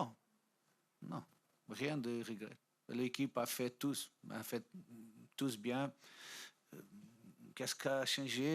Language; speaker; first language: French; non-native, fluent; Portuguese